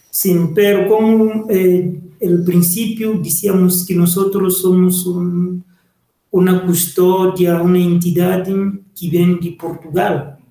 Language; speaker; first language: Spanish; non-native, learner; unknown